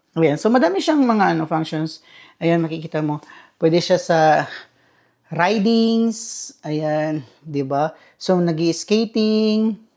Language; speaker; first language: Filipino; non-native, local second language; Cebuano